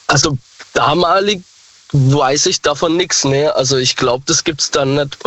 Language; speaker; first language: German; native; German